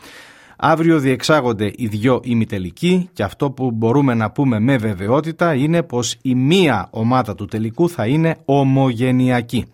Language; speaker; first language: Greek; native; Greek